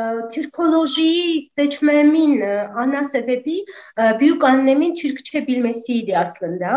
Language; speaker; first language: Turkish; non-native, fluent; Armenian